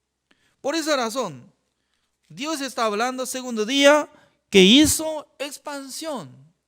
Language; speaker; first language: Spanish; non-native, fluent; Korean